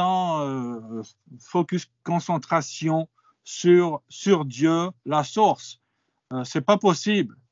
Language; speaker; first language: French; non-native, fluent; English